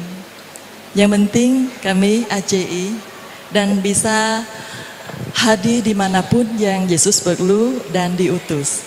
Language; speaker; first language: Indonesian; non-native, fluent; Vietnamese